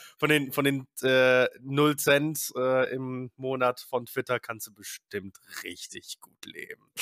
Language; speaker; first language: German; early bilingual, other home language; Polish